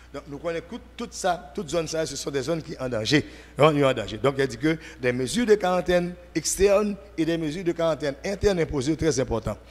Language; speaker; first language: French; non-native, local second language; Haitian Creole